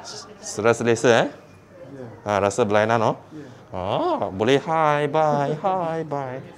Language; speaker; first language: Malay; non-native, local second language; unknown